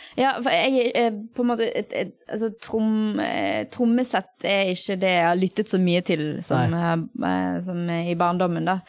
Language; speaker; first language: Norwegian; early bilingual, other home language; Tamil